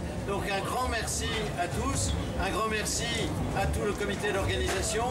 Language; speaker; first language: French; native; French